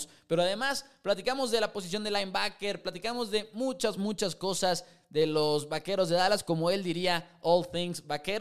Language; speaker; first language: Spanish; native; Spanish